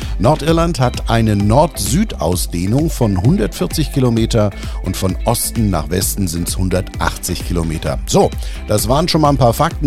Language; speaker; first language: German; native; German